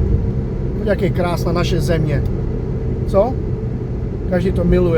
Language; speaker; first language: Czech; non-native, fluent; English